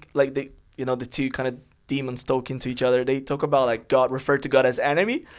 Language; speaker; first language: English; non-native, fluent; Portuguese